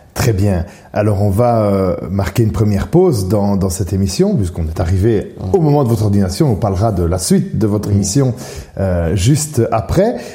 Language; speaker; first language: French; native; French